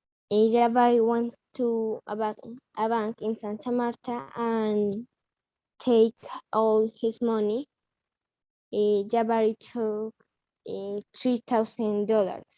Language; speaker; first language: English; non-native, learner; Spanish